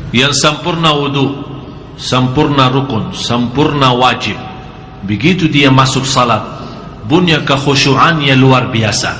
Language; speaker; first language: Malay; non-native, fluent; Arabic